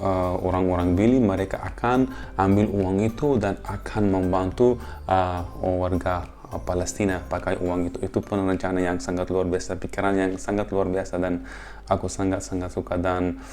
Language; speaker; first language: Indonesian; non-native, fluent; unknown